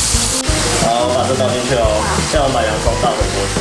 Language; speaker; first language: Chinese; native; Chinese